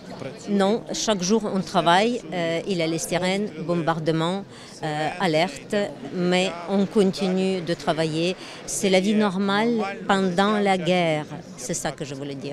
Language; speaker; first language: French; non-native, fluent; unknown